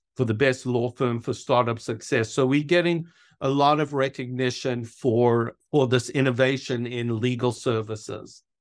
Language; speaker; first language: English; native; English